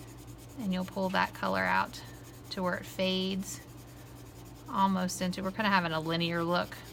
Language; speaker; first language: English; native; English